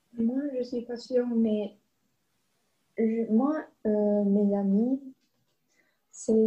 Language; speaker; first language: French; non-native, learner; English